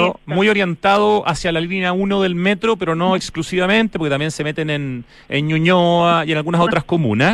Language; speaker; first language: Spanish; native; Spanish